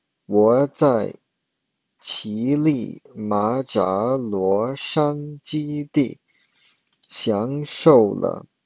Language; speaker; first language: Chinese; early bilingual, heritage; Chinese